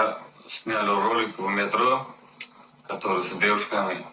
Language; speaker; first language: Russian; non-native, learner; Uzbek